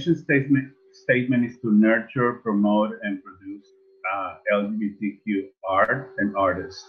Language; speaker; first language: English; non-native, fluent; Spanish